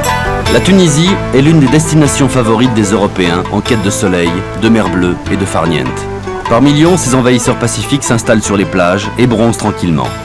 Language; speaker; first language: French; native; French